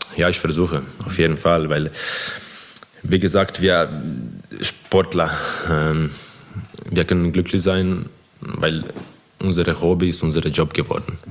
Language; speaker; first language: German; non-native, fluent; Croatian